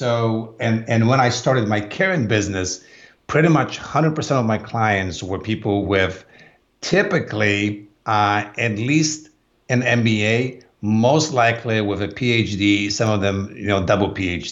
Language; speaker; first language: English; non-native, fluent; Polish